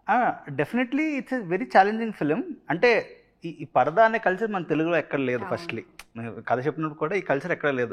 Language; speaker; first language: Telugu; native; Telugu